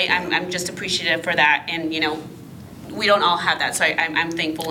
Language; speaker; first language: English; early bilingual, other home language; Spanish